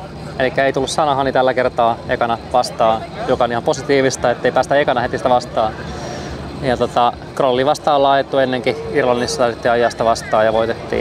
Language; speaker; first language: Finnish; native; Finnish